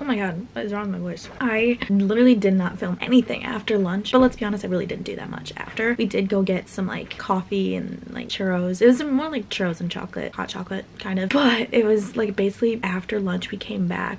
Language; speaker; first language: English; native; English